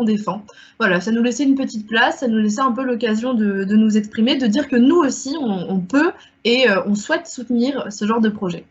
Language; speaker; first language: French; native; French